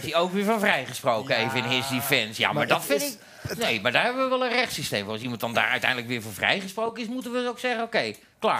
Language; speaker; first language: Dutch; native; Dutch